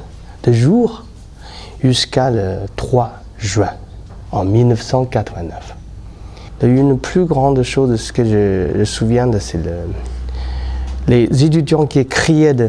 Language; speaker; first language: French; non-native, learner; Chinese